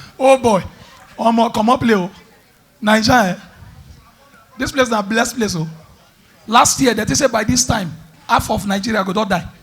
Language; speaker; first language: Nigerian Pidgin; native; Nigerian Pidgin